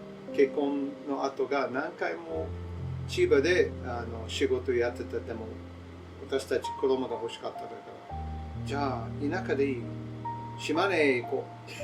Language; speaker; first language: Japanese; non-native, learner; English